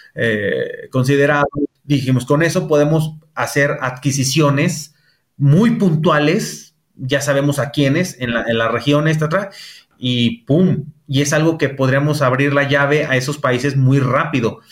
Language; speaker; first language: Spanish; native; Spanish